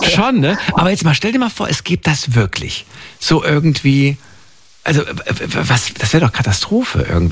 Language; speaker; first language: German; native; German